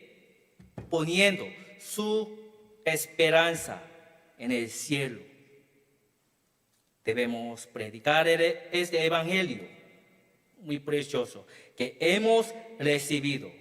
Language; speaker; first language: Spanish; non-native, learner; Korean